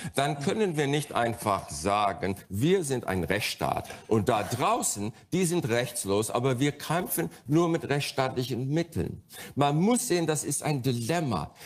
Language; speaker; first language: German; non-native, fluent; English